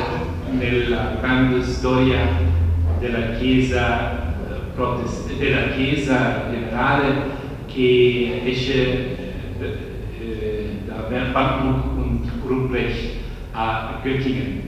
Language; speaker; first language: Italian; non-native, fluent; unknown